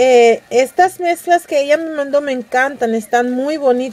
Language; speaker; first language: Spanish; early bilingual, heritage; Spanish